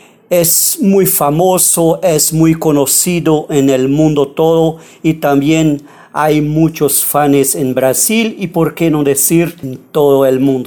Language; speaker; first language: Spanish; non-native, fluent; Portuguese